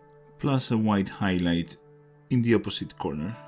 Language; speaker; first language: English; non-native, fluent; Spanish